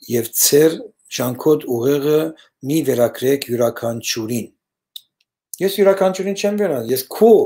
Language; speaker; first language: Armenian; early bilingual, heritage; Armenian